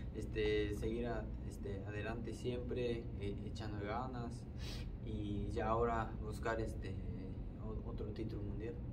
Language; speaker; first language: Spanish; non-native, fluent; Japanese